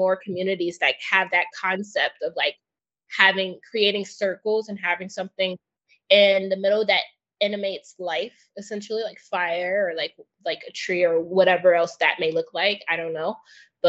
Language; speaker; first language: English; native; English